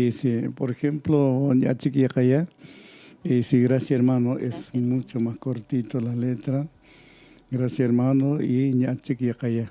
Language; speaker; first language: Spanish; non-native, local second language; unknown